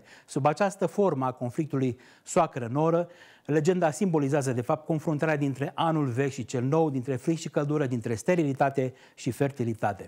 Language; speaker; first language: Romanian; native; Romanian